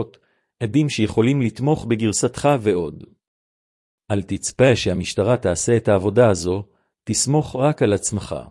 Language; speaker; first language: Hebrew; native; Hebrew